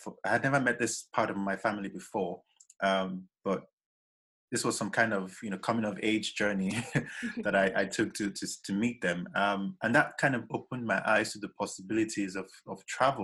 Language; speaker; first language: English; non-native, local second language; Yoruba